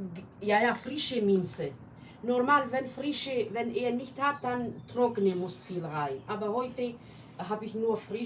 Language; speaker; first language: German; non-native, learner; Kurdish